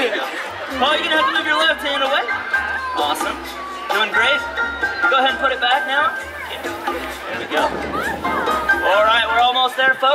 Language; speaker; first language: English; native; English